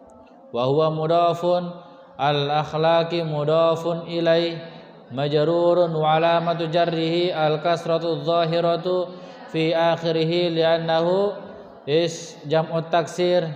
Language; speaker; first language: Arabic; non-native, fluent; Indonesian